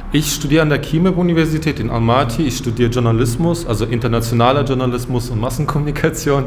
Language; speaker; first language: German; early bilingual, other home language; Russian